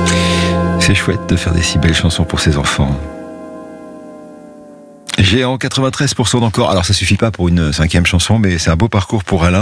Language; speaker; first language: French; native; French